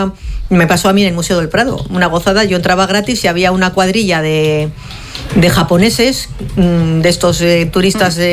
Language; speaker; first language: Spanish; native; Spanish